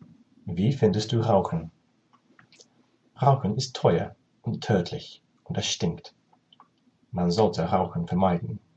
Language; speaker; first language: German; non-native, learner; English